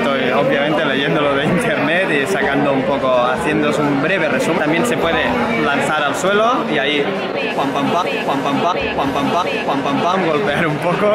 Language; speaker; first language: Spanish; non-native, local second language; Catalan